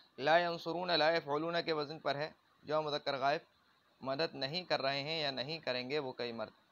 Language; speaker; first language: Urdu; native; Urdu